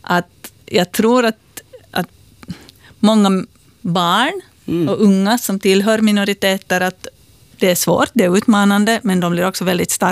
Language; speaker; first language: Swedish; native; Swedish